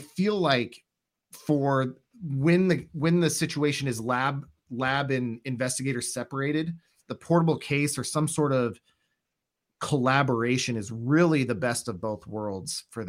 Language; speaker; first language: English; native; English